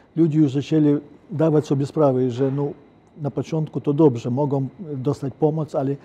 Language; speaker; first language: Polish; non-native, fluent; Ukrainian